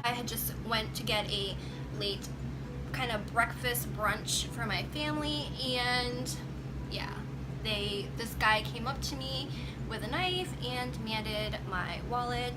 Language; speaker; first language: English; native; English